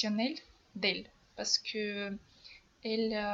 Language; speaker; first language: French; non-native, fluent; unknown